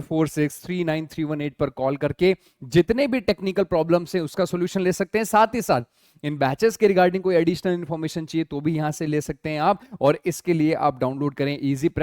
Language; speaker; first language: Hindi; native; Hindi